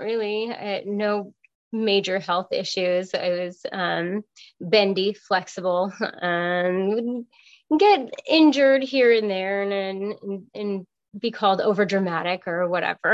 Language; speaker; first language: English; native; English